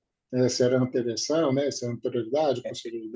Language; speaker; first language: Portuguese; native; Portuguese